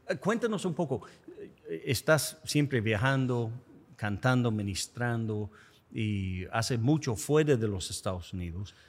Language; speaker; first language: Spanish; non-native, fluent; English